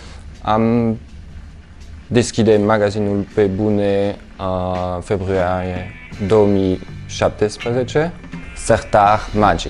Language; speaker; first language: Romanian; non-native, learner; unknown